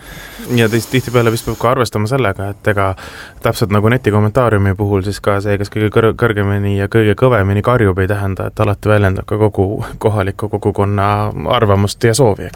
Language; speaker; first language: Estonian; native; Estonian